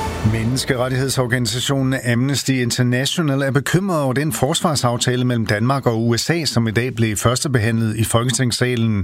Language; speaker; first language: Danish; native; Danish